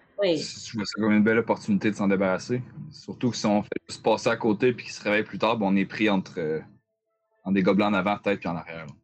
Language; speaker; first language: French; native; French